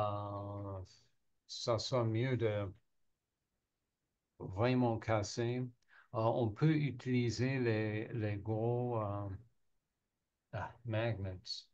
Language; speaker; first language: French; non-native, learner; English